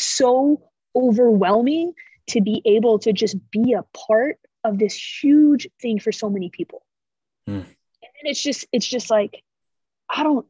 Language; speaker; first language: English; native; English